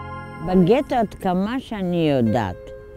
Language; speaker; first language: Hebrew; non-native, fluent; Polish